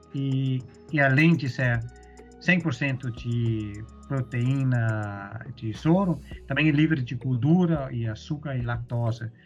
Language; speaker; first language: Portuguese; non-native, fluent; Danish